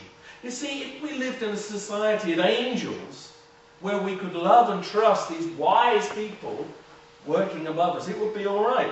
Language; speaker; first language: English; native; English